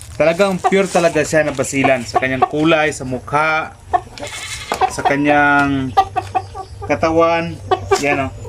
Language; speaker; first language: Filipino; non-native, local second language; Cebuano